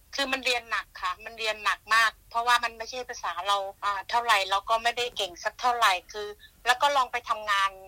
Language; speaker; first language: Thai; native; Thai